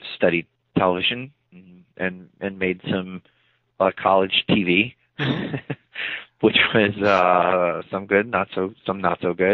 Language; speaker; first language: English; native; English